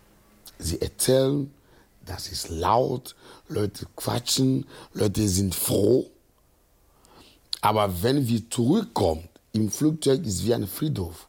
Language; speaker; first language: German; non-native, fluent; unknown